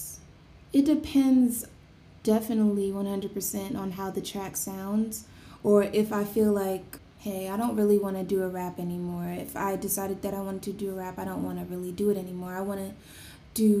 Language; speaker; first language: English; native; English